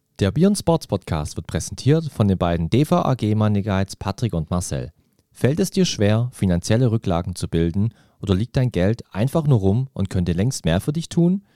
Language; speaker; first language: German; native; German